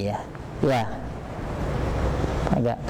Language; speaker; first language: Indonesian; native; Indonesian